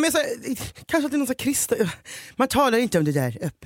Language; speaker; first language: Swedish; native; Swedish